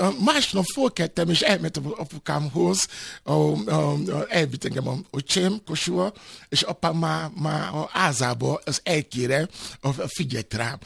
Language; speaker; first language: Hungarian; non-native, fluent; Yoruba